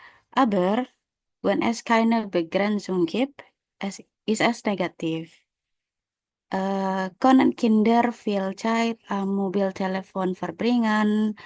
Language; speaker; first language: German; non-native, learner; Indonesian